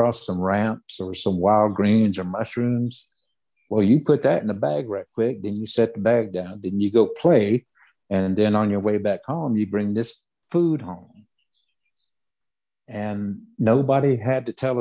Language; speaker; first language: English; early bilingual, other home language; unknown